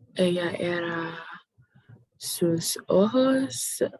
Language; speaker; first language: Spanish; non-native, learner; English